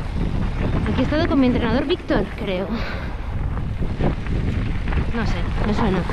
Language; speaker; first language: Spanish; native; Spanish